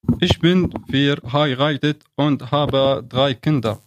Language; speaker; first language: German; non-native, learner; Arabic